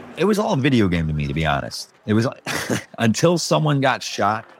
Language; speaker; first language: English; early bilingual, other home language; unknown